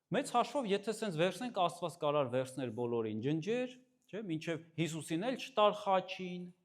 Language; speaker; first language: Armenian; native; Armenian